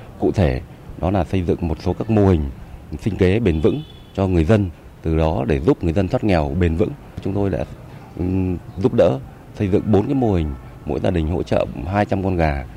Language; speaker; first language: Vietnamese; native; Vietnamese